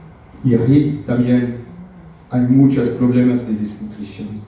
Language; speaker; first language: Spanish; non-native, fluent; French